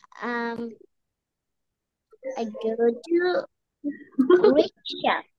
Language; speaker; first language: English; non-native, learner; Bangla